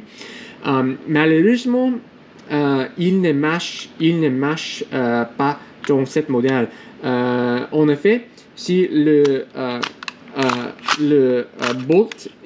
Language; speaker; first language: French; non-native, learner; English